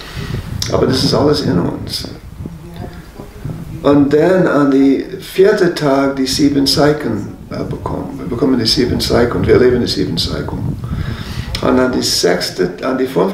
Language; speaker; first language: German; non-native, fluent; English